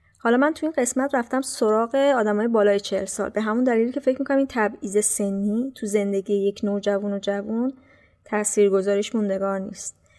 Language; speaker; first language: Persian; native; Persian